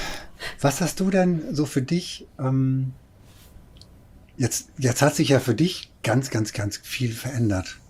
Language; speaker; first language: German; native; German